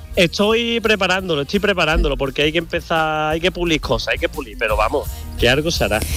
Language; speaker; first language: Spanish; native; Spanish